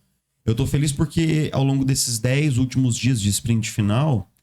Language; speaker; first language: Portuguese; native; Portuguese